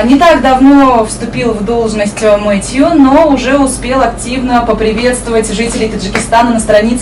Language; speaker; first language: Russian; native; Russian